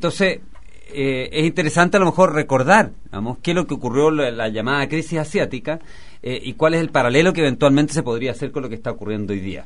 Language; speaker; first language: Spanish; native; Spanish